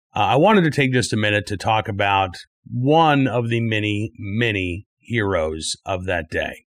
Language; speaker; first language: English; native; English